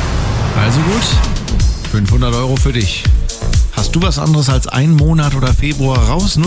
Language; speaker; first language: German; native; German